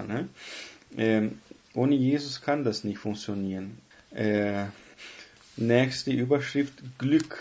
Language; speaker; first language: German; non-native, fluent; Portuguese